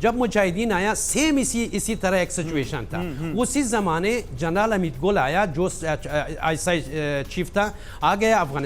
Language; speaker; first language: Hindi; non-native, learner; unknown